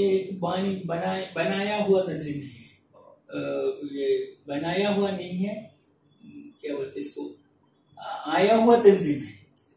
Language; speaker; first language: Hindi; non-native, local second language; Malayalam